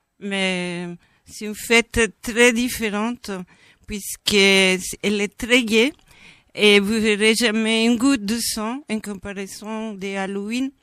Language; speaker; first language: French; non-native, fluent; Spanish